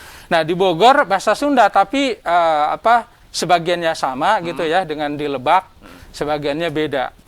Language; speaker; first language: Indonesian; non-native, local second language; Sundanese